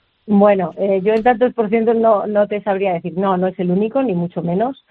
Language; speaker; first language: Spanish; native; Spanish